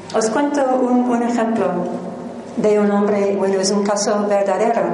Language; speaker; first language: Spanish; non-native, fluent; English